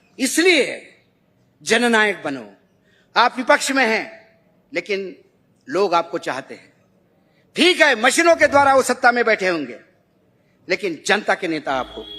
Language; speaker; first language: Hindi; non-native, local second language; Marathi